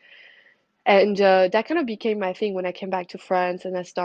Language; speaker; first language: English; non-native, fluent; French